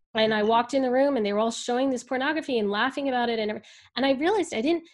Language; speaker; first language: English; early bilingual, other home language; Hindi